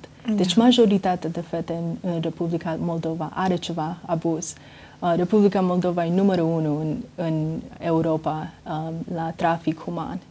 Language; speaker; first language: Romanian; early bilingual, heritage; Romanian